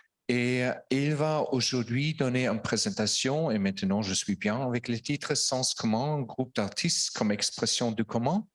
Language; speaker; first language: French; non-native, fluent; Italian